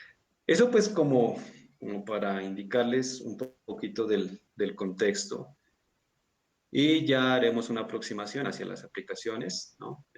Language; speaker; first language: Spanish; native; Spanish